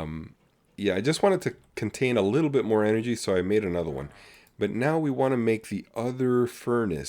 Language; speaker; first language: English; native; English